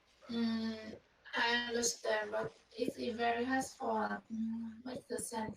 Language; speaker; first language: English; non-native, learner; Vietnamese